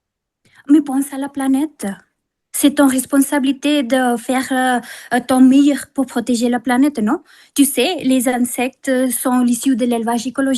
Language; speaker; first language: French; non-native, fluent; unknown